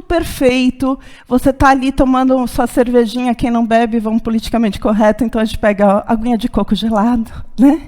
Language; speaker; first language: Portuguese; native; Portuguese